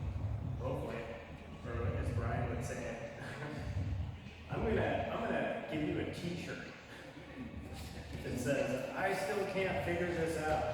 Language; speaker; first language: English; native; English